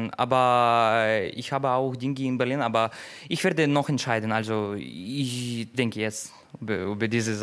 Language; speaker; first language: German; non-native, learner; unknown